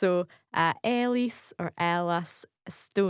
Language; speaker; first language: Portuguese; non-native, learner; English